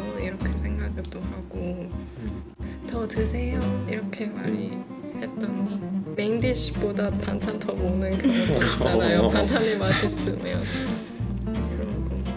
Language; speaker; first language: Korean; non-native, learner; Cantonese